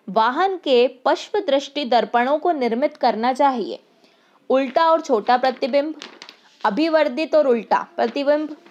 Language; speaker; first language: Hindi; native; Hindi